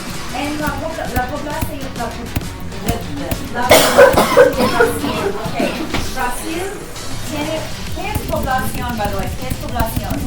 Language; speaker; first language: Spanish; non-native, learner; English